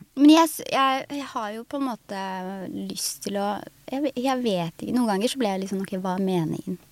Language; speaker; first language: Norwegian; early bilingual, other home language; Somali